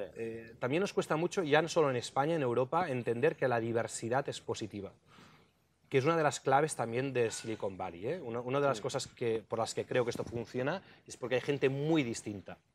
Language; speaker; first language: Spanish; native; Spanish